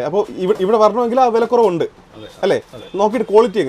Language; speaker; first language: Malayalam; native; Malayalam